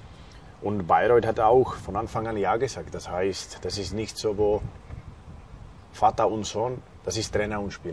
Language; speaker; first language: German; non-native, fluent; Slovak